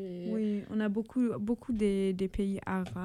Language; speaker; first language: French; non-native, fluent; German